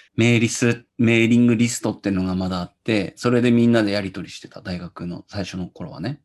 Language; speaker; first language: Japanese; native; Japanese